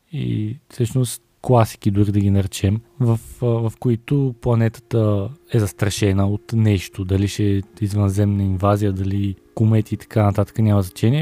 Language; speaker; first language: Bulgarian; native; Bulgarian